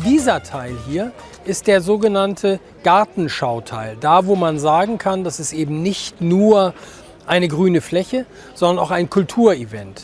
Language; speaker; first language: German; native; German